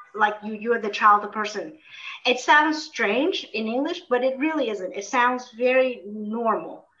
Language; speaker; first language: English; early bilingual, other home language; Vietnamese